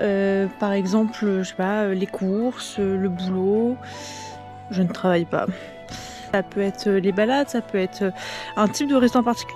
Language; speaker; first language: French; native; French